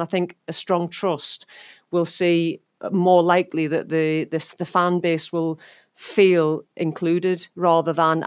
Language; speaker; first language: English; native; English